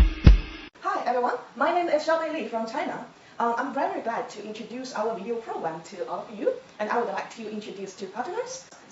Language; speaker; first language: English; non-native, fluent; Chinese